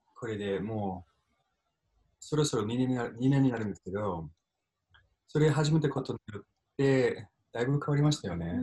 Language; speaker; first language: Japanese; non-native, fluent; English